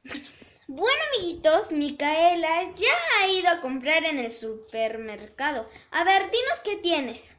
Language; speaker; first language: Spanish; native; Spanish